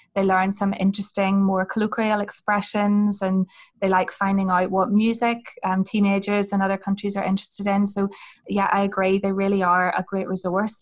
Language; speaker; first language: English; native; English